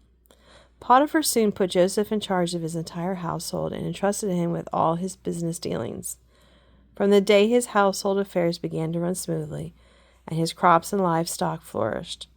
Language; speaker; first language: English; native; English